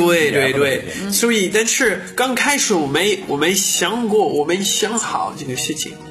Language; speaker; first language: Chinese; non-native, learner; French